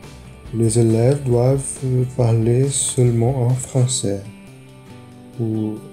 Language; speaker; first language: French; non-native, learner; Portuguese